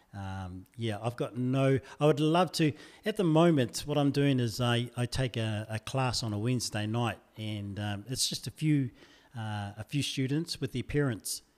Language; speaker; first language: English; native; English